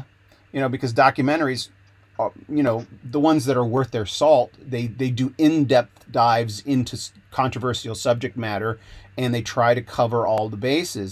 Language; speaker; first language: English; native; English